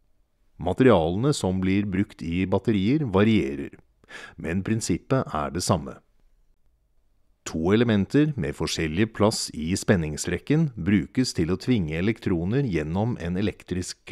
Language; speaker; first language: Norwegian; native; Norwegian